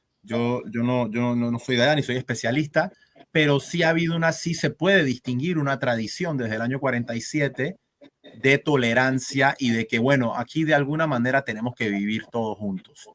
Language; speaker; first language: Spanish; native; Spanish